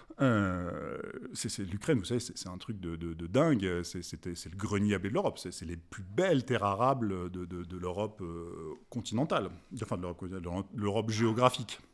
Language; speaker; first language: French; native; French